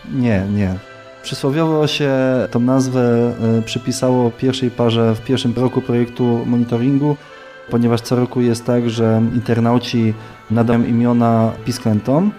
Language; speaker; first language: Polish; native; Polish